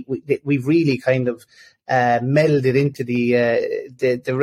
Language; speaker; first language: English; native; English